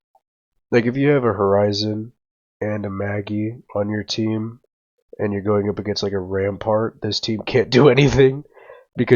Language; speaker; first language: English; native; English